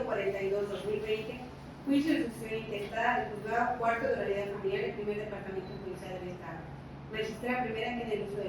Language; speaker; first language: Spanish; native; Spanish